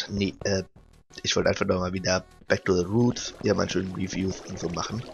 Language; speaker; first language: German; native; German